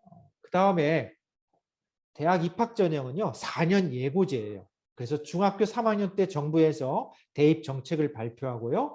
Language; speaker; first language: Korean; native; Korean